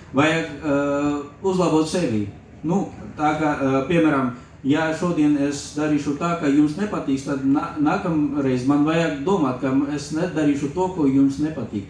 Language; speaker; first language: Latvian; non-native, learner; Urdu